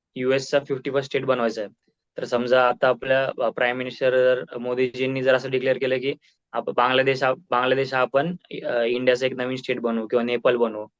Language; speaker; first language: Marathi; native; Marathi